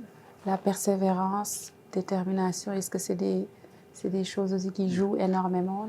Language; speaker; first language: French; native; French